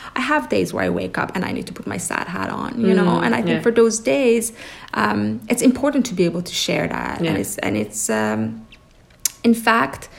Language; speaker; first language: English; early bilingual, other home language; Persian